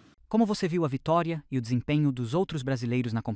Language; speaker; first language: Portuguese; native; Portuguese